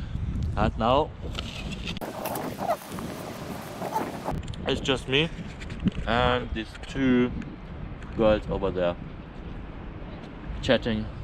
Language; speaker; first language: English; non-native, fluent; German